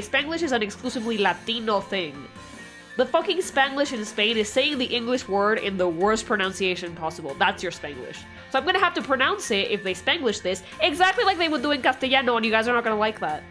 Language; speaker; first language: English; early bilingual, other home language; Spanish